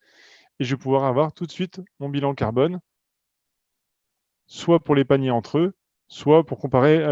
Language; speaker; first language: French; native; French